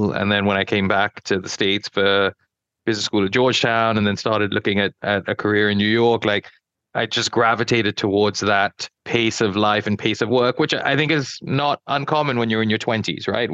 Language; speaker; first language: English; non-native, local second language; Yoruba